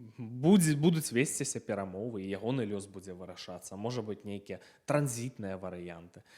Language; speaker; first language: Belarusian; non-native, local second language; Russian